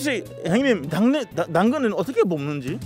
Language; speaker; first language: Korean; non-native, learner; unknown